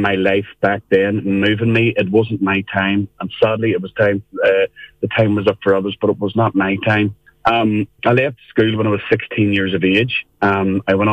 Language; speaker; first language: English; native; English